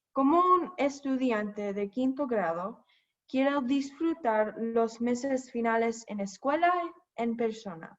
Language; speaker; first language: Spanish; non-native, learner; English